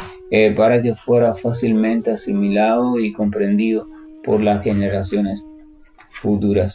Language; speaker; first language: Spanish; native; Spanish